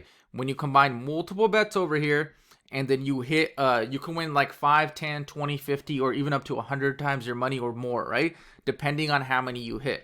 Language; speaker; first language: English; native; English